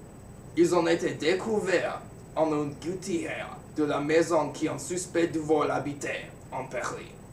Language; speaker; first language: French; non-native, learner; English